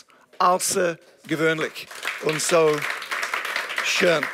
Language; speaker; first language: German; non-native, fluent; English